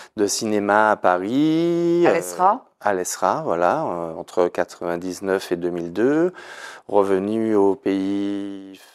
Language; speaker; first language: French; native; French